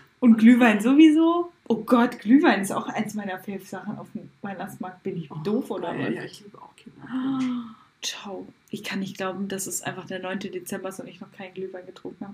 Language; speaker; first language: German; native; German